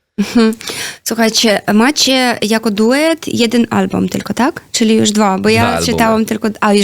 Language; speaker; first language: Polish; non-native, learner; Belarusian